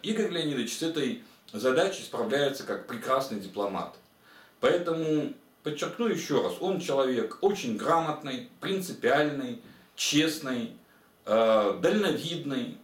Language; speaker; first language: Russian; native; Russian